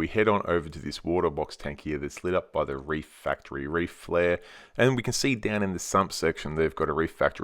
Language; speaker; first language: English; native; English